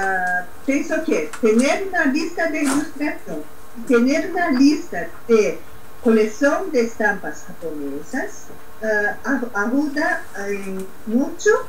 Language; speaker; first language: Spanish; non-native, learner; Portuguese